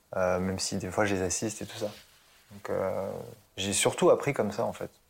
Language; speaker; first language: French; native; French